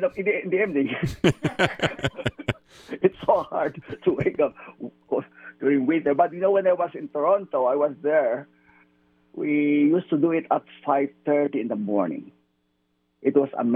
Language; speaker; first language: English; non-native, local second language; Filipino